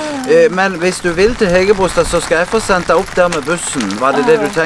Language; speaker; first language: Norwegian; native; Norwegian